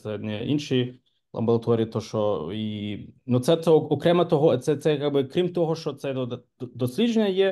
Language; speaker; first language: Ukrainian; non-native, local second language; Russian